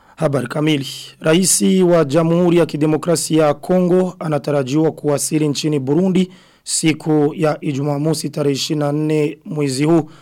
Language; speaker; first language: Swahili; non-native, local second language; Rundi